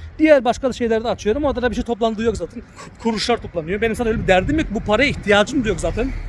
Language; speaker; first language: Turkish; early bilingual, heritage; Turkish